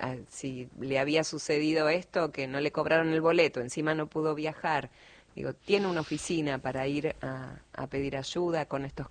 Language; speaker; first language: Spanish; native; Spanish